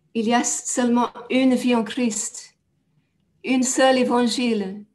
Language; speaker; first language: French; non-native, fluent; English